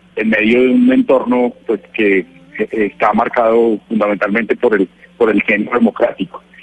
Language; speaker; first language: Spanish; native; Spanish